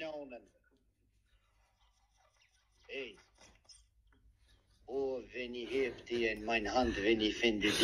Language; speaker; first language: German; non-native, learner; Albanian